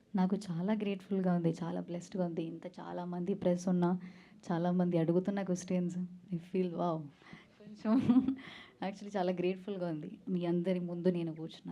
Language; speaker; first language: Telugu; non-native, learner; Malayalam